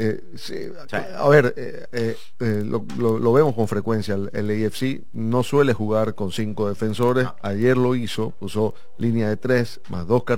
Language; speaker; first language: Spanish; native; Spanish